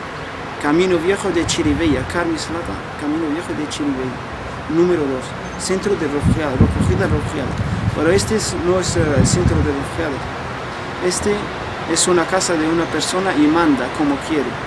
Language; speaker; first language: Spanish; non-native, learner; Arabic